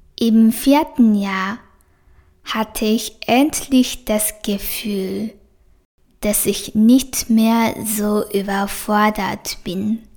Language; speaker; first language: German; non-native, fluent; Japanese